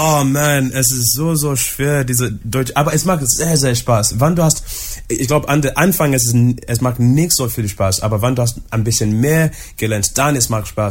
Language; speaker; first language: German; non-native, learner; English